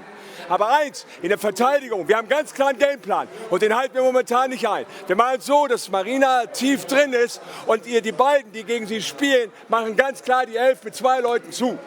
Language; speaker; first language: German; native; German